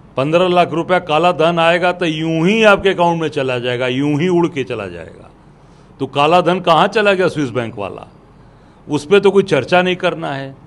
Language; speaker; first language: Hindi; native; Hindi